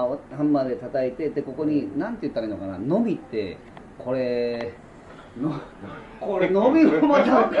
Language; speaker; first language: Japanese; native; Japanese